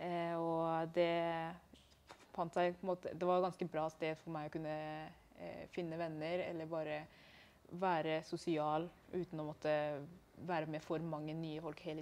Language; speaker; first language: Norwegian; early bilingual, other home language; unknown